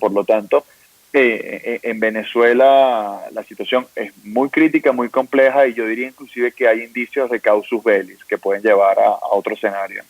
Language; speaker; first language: Spanish; native; Spanish